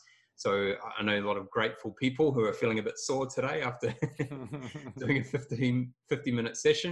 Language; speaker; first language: English; native; English